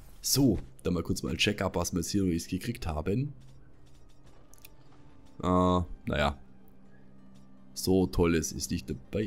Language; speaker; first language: German; native; German